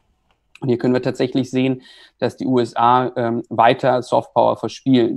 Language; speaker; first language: German; native; German